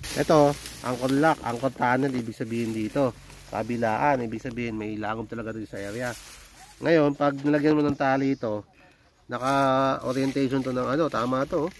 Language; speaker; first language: Filipino; non-native, local second language; Cebuano